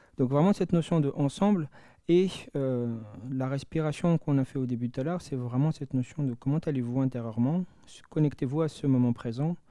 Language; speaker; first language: French; non-native, local second language; Malagasy